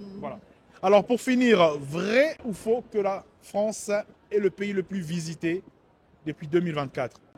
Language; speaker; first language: French; native; French